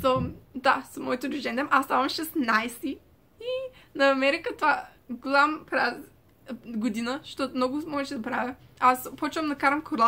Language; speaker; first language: Bulgarian; early bilingual, heritage; Bulgarian